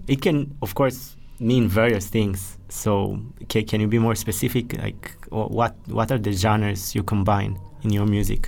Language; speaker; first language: English; non-native, fluent; Hebrew